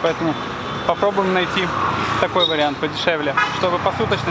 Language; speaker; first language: Russian; native; Russian